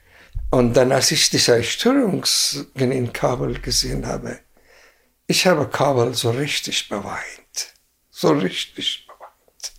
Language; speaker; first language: German; non-native, fluent; Persian